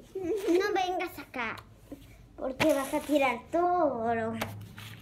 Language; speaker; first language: Spanish; early bilingual, heritage; English